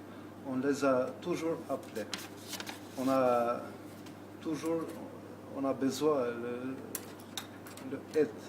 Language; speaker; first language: French; non-native, learner; Albanian